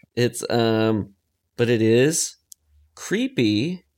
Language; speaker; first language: English; native; English